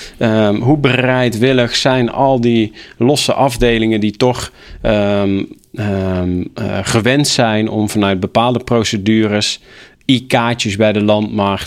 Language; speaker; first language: Dutch; native; Dutch